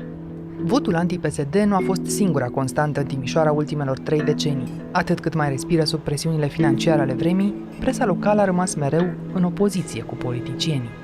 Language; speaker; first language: Romanian; native; Romanian